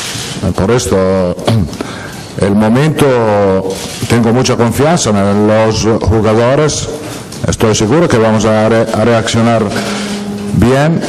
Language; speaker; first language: Spanish; non-native, fluent; Italian